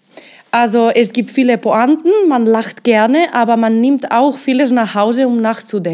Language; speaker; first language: German; non-native, fluent; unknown